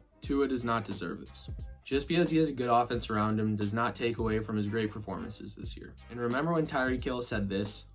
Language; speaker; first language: English; native; English